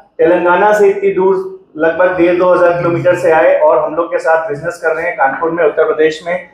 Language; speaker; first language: Hindi; native; Hindi